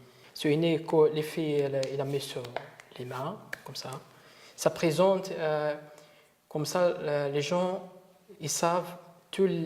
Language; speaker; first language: French; non-native, learner; Arabic